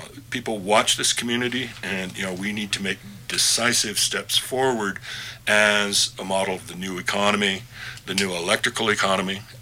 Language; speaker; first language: English; native; English